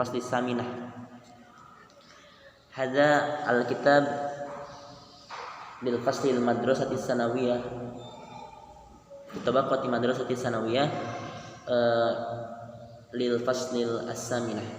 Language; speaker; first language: Arabic; non-native, learner; Indonesian